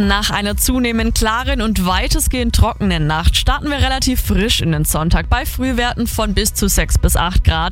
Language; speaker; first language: German; native; German